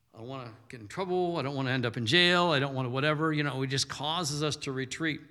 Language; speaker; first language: English; early bilingual, other home language; German